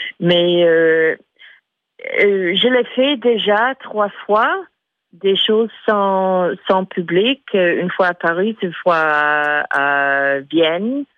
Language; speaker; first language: French; non-native, fluent; English